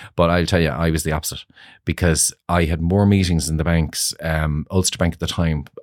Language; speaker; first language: English; native; English